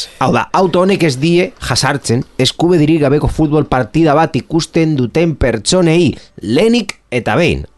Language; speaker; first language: Basque; non-native, local second language; Spanish